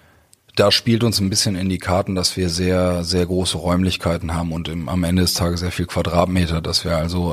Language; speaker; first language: German; native; German